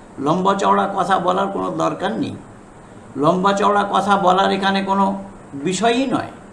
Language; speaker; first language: Bangla; non-native, fluent; Hindi